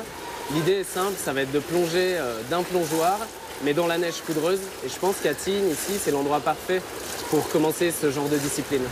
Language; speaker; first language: French; native; French